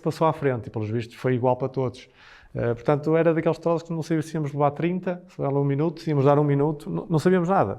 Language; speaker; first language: Portuguese; native; Portuguese